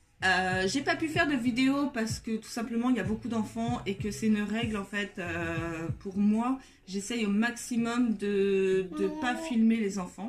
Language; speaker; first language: French; native; French